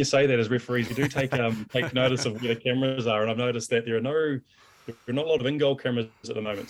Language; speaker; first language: English; native; English